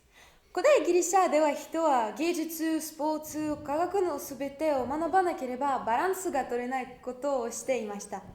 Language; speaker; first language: Japanese; non-native, learner; Russian